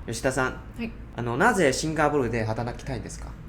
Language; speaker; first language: Japanese; non-native, learner; Cantonese